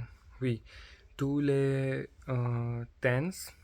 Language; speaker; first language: French; non-native, learner; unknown